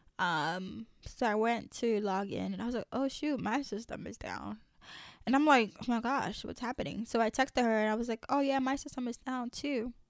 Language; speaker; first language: English; early bilingual, other home language; Haitian Creole